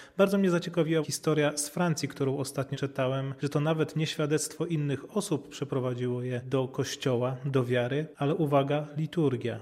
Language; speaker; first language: Polish; native; Polish